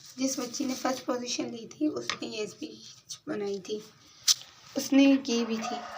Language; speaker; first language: Urdu; non-native, local second language; Sindhi